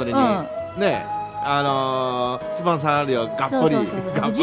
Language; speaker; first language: Japanese; native; Japanese